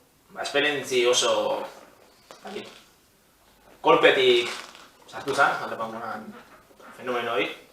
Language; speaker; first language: Basque; native; Basque